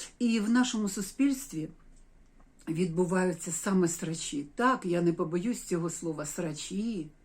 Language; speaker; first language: Ukrainian; non-native, local second language; Russian